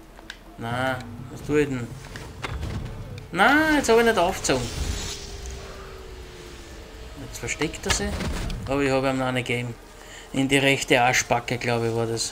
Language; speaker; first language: German; native; German